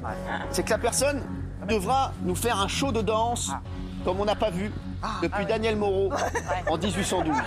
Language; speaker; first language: French; native; French